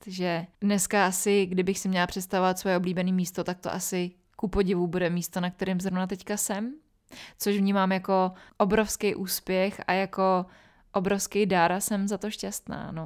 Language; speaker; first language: Czech; native; Czech